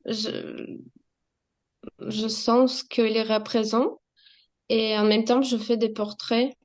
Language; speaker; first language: French; non-native, fluent; Russian